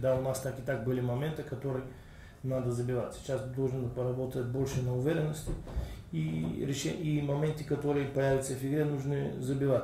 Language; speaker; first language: Russian; non-native, learner; Bulgarian